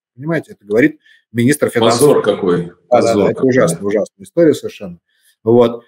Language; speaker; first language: Russian; native; Russian